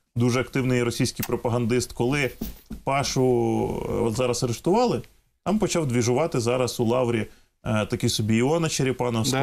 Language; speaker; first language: Ukrainian; native; Ukrainian